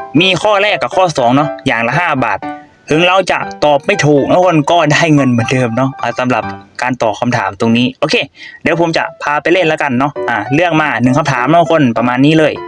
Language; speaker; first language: Thai; non-native, local second language; Northeastern Thai